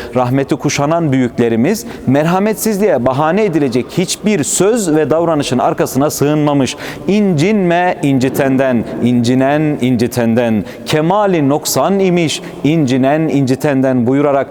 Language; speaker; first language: Turkish; native; Turkish